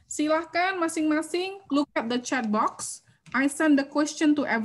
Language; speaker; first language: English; non-native, fluent; Indonesian